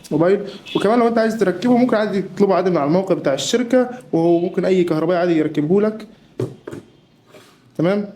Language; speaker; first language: Arabic; native; Arabic